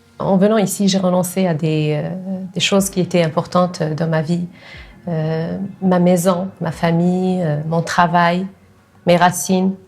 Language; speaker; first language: French; non-native, local second language; Arabic